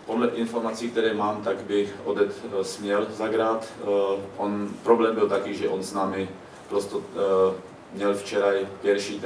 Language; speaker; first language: Polish; non-native, learner; Czech